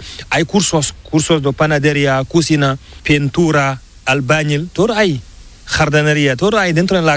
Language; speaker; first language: Spanish; non-native, learner; Fula